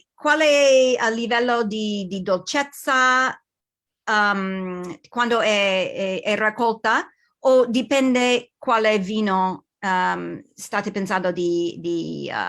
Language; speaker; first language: Italian; non-native, learner; English